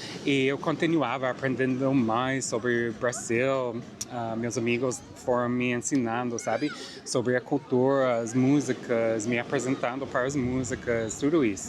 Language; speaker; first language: Portuguese; non-native, fluent; English